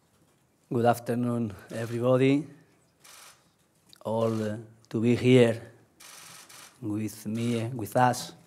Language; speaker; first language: English; non-native, learner; Spanish